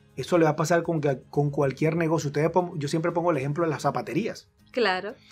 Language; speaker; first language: Spanish; native; Spanish